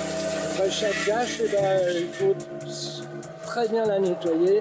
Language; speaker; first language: French; native; French